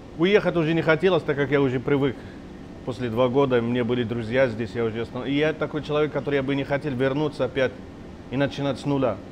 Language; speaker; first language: Russian; non-native, fluent; Arabic